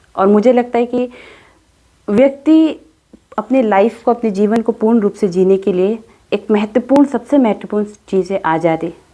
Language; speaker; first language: Hindi; non-native, local second language; Adi